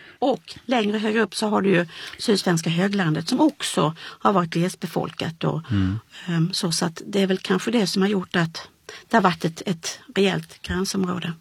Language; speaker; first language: Swedish; native; Swedish